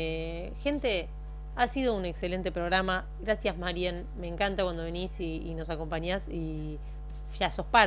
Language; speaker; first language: Spanish; native; Spanish